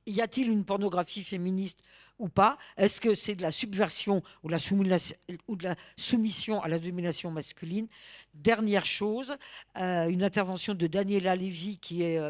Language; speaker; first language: French; native; French